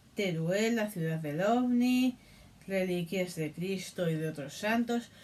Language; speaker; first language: Spanish; native; Spanish